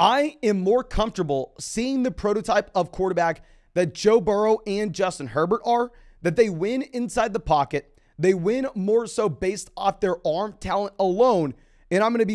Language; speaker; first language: English; native; English